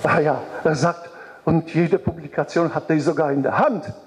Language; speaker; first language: German; non-native, fluent; Polish